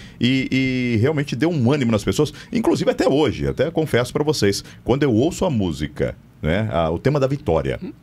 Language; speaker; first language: Portuguese; native; Portuguese